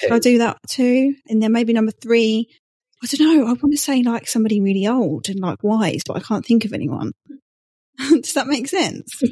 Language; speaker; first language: English; native; English